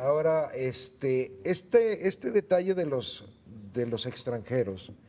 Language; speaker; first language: Spanish; native; Spanish